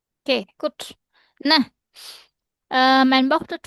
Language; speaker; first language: German; non-native, fluent; Indonesian